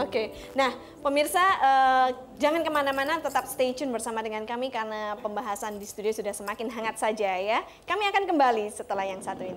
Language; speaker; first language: Indonesian; native; Indonesian